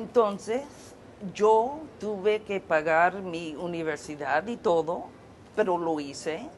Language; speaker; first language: Spanish; non-native, fluent; English